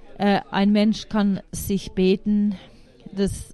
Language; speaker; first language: German; non-native, fluent; Finnish